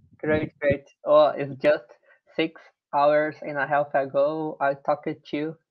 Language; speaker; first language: English; non-native, learner; Portuguese